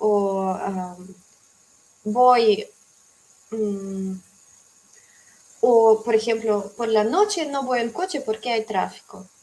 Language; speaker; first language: Spanish; non-native, fluent; Russian